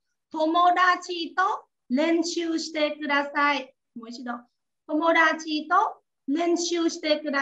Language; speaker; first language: Japanese; non-native, fluent; Vietnamese